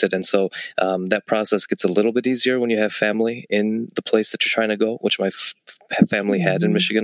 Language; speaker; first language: English; native; English